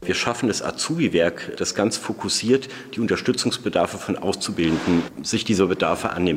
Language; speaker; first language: German; native; German